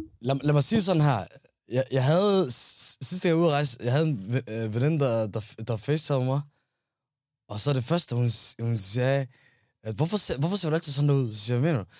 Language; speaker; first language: Danish; early bilingual, other home language; Somali